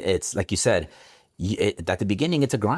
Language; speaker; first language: English; native; English